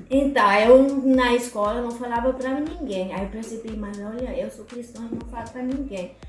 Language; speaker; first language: Portuguese; non-native, fluent; German